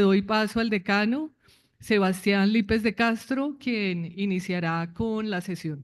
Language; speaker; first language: Spanish; native; Spanish